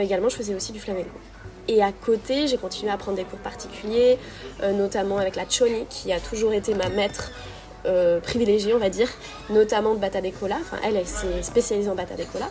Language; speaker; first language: French; native; French